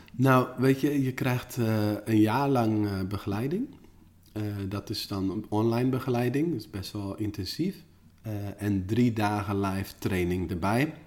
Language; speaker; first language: Dutch; native; Dutch